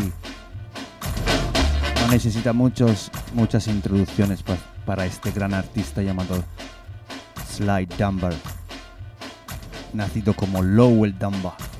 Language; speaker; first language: Spanish; native; Spanish